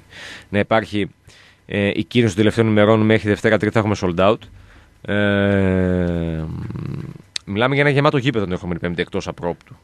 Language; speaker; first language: Greek; native; Greek